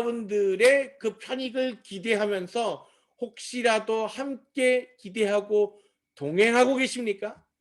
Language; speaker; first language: Korean; native; Korean